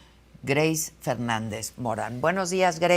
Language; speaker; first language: Spanish; native; Spanish